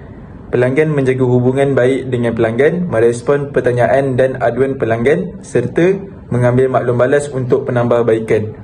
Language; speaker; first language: Malay; native; Malay